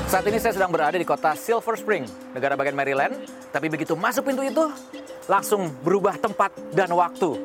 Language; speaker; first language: Indonesian; native; Indonesian